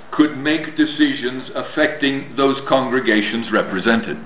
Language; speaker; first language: English; native; English